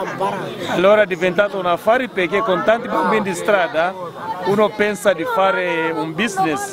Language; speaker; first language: Italian; non-native, fluent; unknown